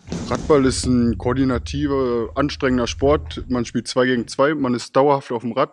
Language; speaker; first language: German; native; German